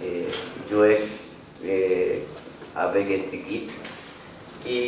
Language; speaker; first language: French; non-native, learner; Spanish